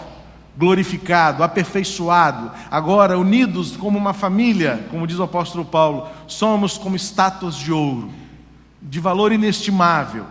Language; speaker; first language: Portuguese; native; Portuguese